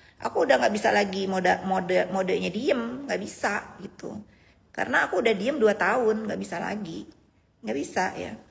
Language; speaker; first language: Indonesian; native; Indonesian